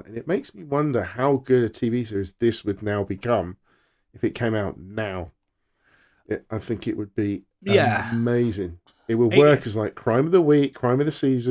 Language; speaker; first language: English; native; English